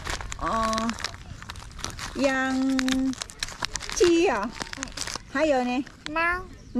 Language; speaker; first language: Chinese; non-native, fluent; Indonesian